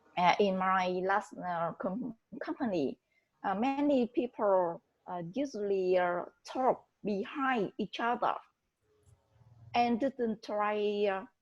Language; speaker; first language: English; non-native, learner; Vietnamese